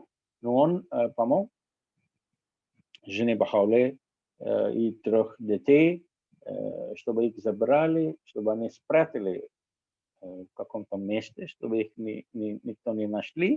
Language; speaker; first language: Russian; non-native, fluent; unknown